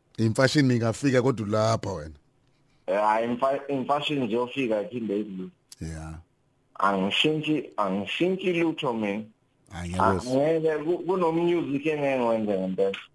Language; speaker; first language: Zulu; native; Zulu